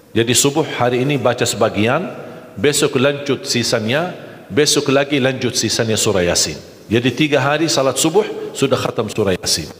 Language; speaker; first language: Malay; non-native, fluent; Arabic